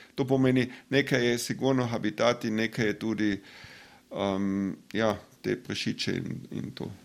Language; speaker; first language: Slovenian; non-native, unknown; German